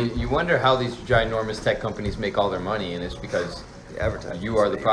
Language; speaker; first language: English; native; English